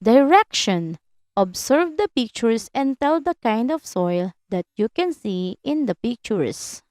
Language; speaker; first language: English; non-native, local second language; Filipino